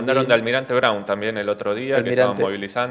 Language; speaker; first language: Spanish; native; Spanish